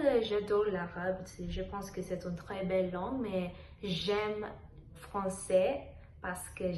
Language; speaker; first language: French; non-native, learner; Telugu